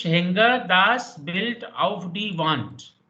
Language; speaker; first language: German; non-native, fluent; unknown